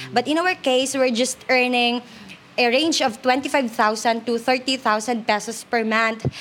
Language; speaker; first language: English; non-native, local second language; Hiligaynon